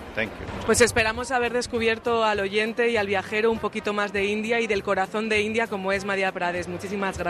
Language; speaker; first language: Spanish; native; Spanish